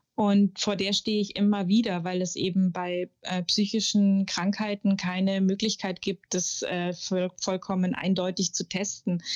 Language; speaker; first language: German; native; German